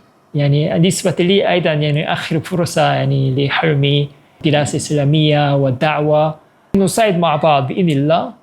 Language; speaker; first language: Arabic; non-native, fluent; Korean